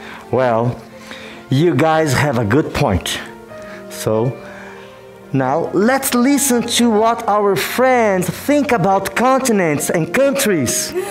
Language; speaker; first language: English; non-native, fluent; Portuguese